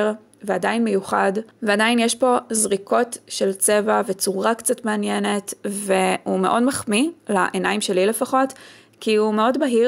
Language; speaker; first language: Hebrew; native; Hebrew